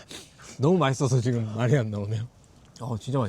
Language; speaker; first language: Korean; native; Korean